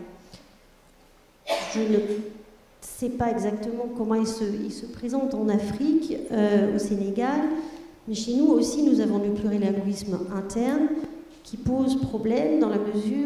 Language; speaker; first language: French; non-native, fluent; German